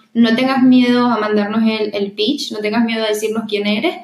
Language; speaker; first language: Spanish; native; Spanish